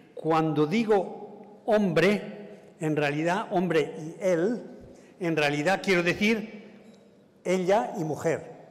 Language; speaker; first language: Spanish; native; Spanish